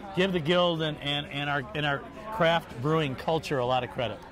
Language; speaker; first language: English; native; English